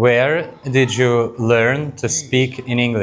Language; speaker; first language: English; non-native, fluent; Lithuanian